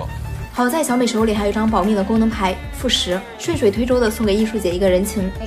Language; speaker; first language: Chinese; native; Chinese